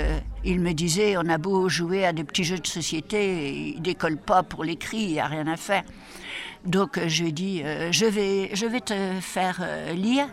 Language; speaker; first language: French; native; French